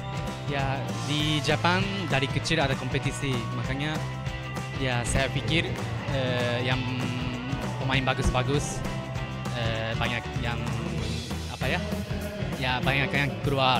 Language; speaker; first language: Indonesian; non-native, learner; Japanese